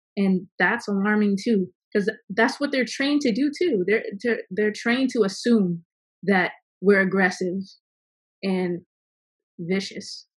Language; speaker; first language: English; native; English